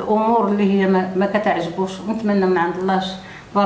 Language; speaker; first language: Arabic; native; Arabic